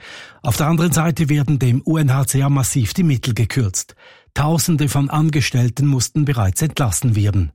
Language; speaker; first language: German; native; German